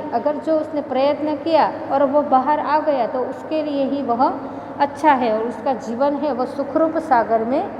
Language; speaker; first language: Hindi; non-native, local second language; Gujarati